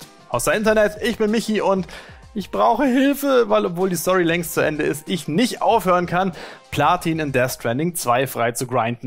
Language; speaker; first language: German; native; German